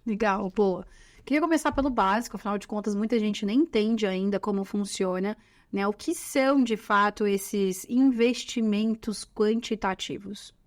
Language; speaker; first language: Portuguese; native; Portuguese